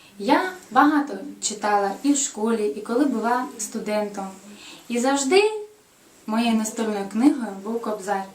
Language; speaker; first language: Ukrainian; native; Ukrainian